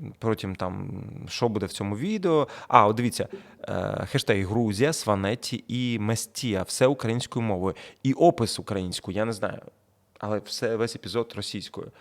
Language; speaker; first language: Ukrainian; non-native, local second language; Russian